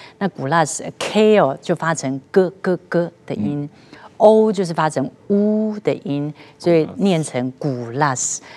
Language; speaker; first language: Chinese; native; Chinese